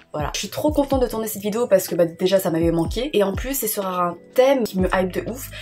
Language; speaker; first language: French; early bilingual, other home language; Vietnamese